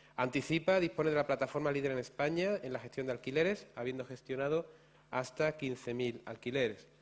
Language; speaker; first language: Spanish; native; Spanish